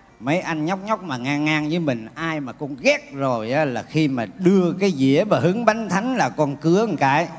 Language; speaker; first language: Vietnamese; native; Vietnamese